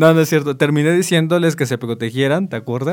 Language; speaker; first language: Spanish; native; Spanish